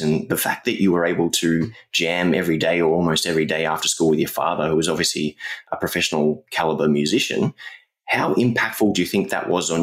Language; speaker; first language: English; native; English